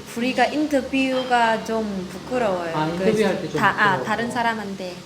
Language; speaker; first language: Korean; non-native, fluent; Vietnamese